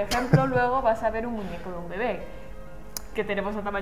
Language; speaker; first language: Spanish; native; Spanish